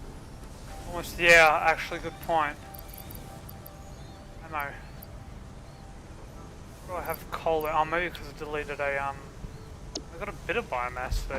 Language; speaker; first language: English; native; English